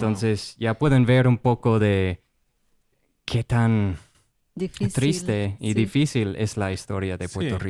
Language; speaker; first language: Spanish; non-native, fluent; English